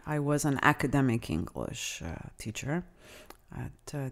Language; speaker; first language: English; non-native, fluent; Italian